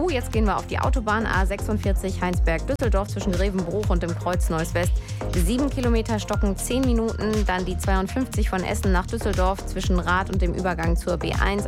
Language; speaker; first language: German; native; German